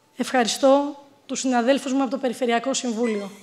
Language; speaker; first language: Greek; native; Greek